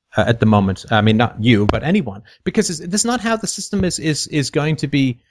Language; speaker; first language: English; native; English